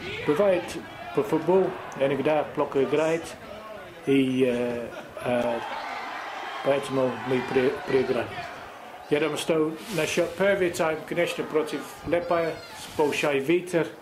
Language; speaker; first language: Russian; non-native, learner; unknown